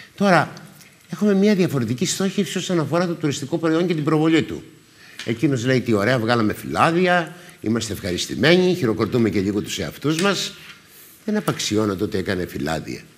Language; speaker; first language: Greek; native; Greek